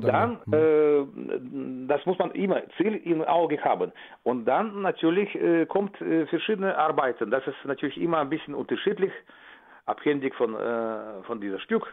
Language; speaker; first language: German; non-native, fluent; Russian